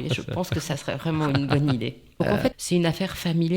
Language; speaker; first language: French; native; French